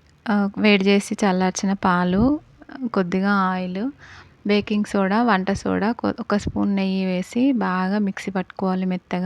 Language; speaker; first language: Telugu; native; Telugu